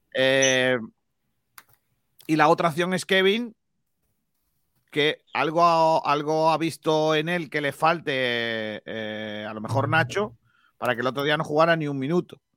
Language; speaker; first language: Spanish; native; Spanish